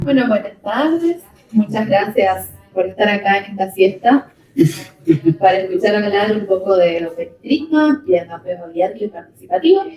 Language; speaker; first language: Spanish; native; Spanish